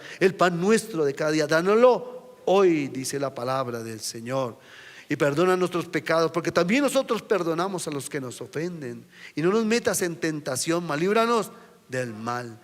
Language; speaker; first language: Spanish; native; Spanish